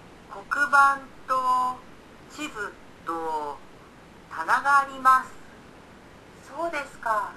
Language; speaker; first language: Japanese; non-native, learner; Indonesian